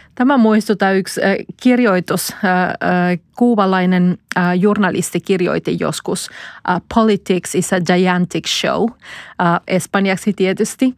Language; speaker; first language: Finnish; non-native, fluent; Spanish